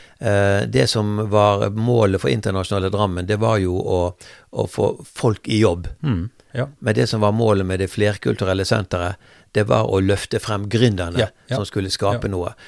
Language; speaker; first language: Norwegian; native; Norwegian